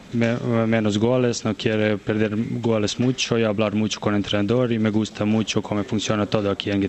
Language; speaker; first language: Spanish; non-native, learner; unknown